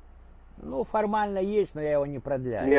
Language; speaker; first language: Russian; native; Russian